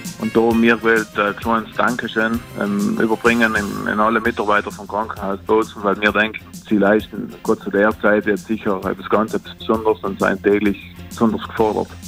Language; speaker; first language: German; native; German